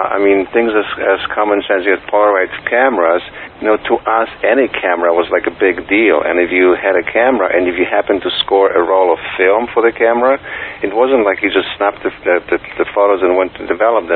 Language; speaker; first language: English; non-native, fluent; Polish